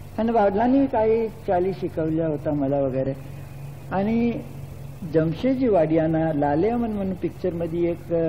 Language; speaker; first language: Marathi; non-native, local second language; Gujarati